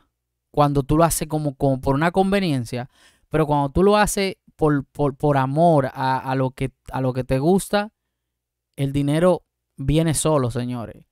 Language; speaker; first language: Spanish; native; Spanish